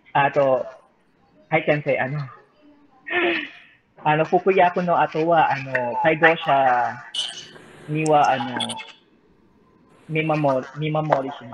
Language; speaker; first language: Japanese; non-native, learner; Filipino